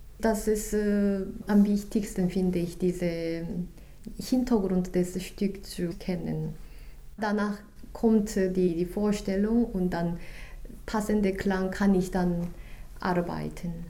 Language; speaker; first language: German; non-native, fluent; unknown